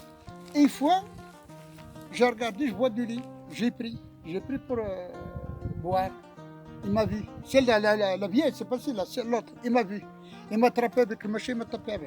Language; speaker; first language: French; non-native, local second language; Kabyle